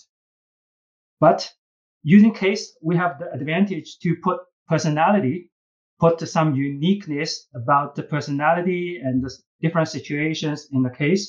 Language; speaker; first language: English; non-native, fluent; Chinese